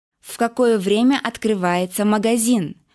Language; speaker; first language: Russian; non-native, local second language; Uzbek